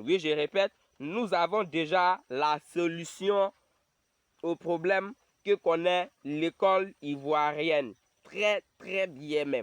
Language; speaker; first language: French; non-native, local second language; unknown